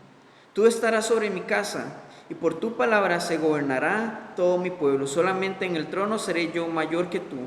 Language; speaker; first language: Spanish; native; Spanish